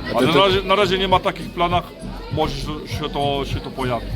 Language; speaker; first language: Polish; early bilingual, heritage; Polish